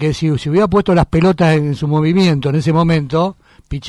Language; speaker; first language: Spanish; native; Spanish